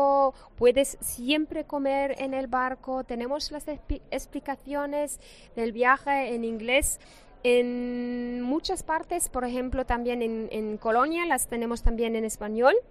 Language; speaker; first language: Spanish; non-native, fluent; German